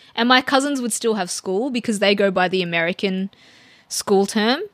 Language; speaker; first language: English; early bilingual, other home language; Filipino